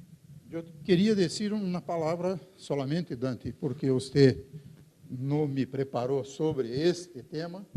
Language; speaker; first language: Spanish; non-native, fluent; Portuguese